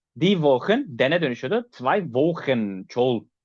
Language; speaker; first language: German; non-native, fluent; Turkish